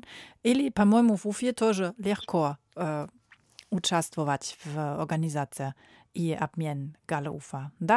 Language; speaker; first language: Russian; non-native, learner; German